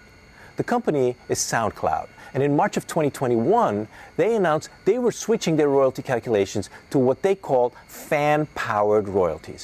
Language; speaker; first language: English; native; English